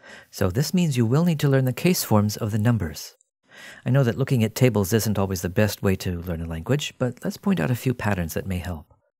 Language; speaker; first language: English; native; English